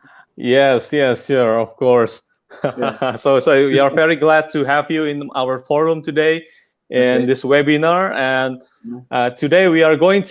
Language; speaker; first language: English; non-native, fluent; Indonesian